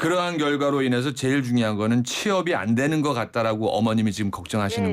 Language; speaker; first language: Korean; native; Korean